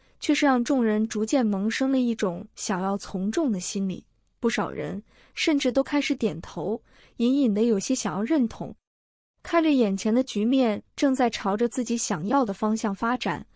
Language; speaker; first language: Chinese; native; Chinese